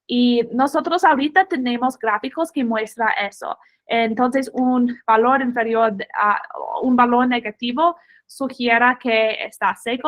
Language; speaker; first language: Spanish; non-native, fluent; English